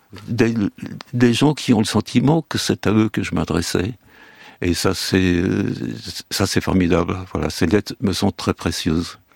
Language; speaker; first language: French; early bilingual, other home language; Yiddish